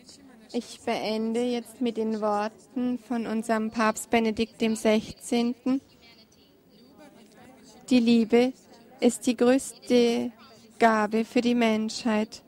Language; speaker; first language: German; non-native, fluent; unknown